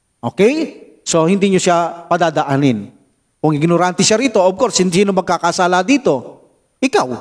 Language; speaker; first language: Filipino; non-native, local second language; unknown